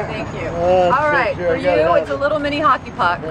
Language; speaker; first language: English; native; English